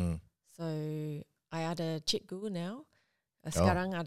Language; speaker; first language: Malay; non-native, learner; English